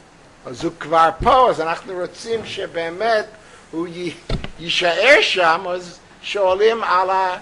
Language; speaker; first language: Hebrew; non-native, fluent; English